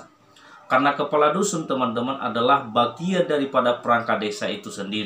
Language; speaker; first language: Indonesian; native; Indonesian